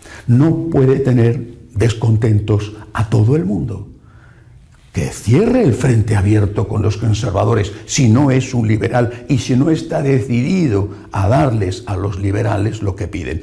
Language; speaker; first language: Spanish; native; Spanish